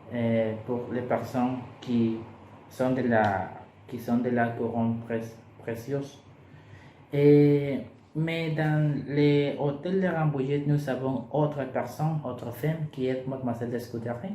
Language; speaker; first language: French; non-native, learner; Spanish